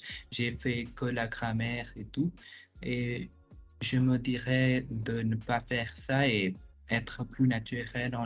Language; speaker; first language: French; non-native, fluent; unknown